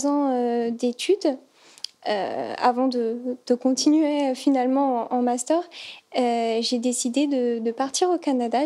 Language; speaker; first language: French; native; French